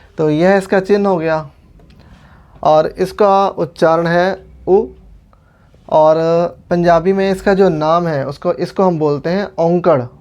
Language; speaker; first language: Hindi; non-native, local second language; Punjabi